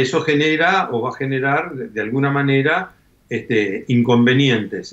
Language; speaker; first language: Spanish; native; Spanish